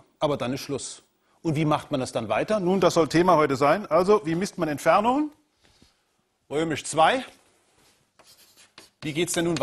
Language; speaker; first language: German; native; German